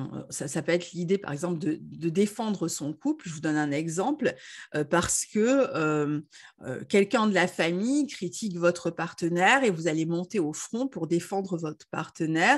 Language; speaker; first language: French; native; French